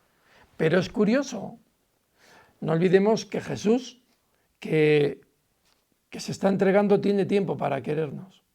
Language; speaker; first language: Spanish; native; Spanish